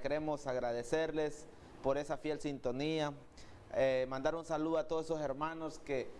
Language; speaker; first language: Spanish; native; Spanish